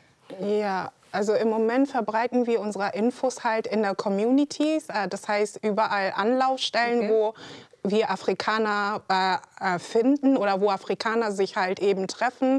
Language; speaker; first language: German; early bilingual, other home language; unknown